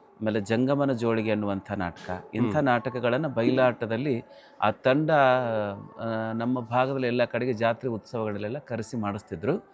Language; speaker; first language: Kannada; native; Kannada